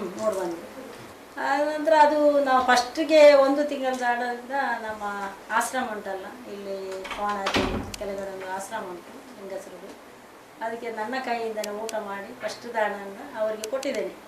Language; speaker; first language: Kannada; non-native, local second language; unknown